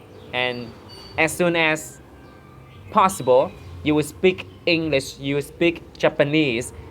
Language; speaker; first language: English; non-native, learner; Vietnamese